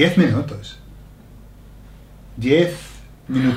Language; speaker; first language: Spanish; non-native, fluent; English